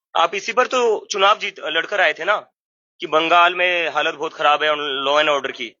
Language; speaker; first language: Hindi; non-native, local second language; Marathi